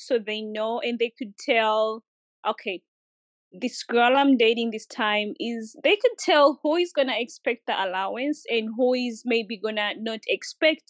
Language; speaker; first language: English; non-native, local second language; Ganda